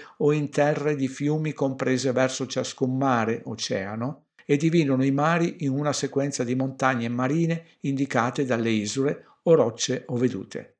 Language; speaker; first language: Italian; native; Italian